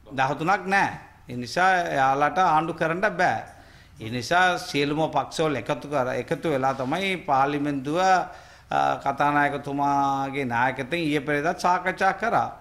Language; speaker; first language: Sinhala; non-native, local second language; Tamil